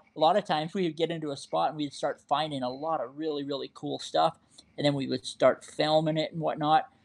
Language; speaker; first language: English; native; English